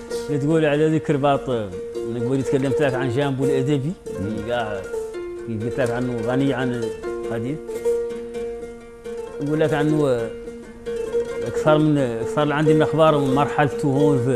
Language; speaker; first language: Arabic; native; Arabic